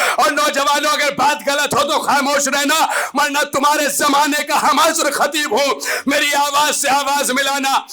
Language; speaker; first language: Urdu; native; Urdu